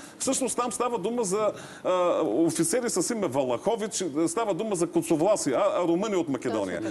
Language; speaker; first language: Bulgarian; native; Bulgarian